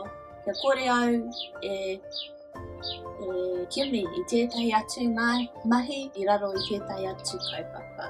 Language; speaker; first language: Māori; non-native, local second language; English